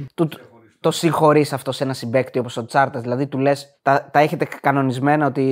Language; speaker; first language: Greek; native; Greek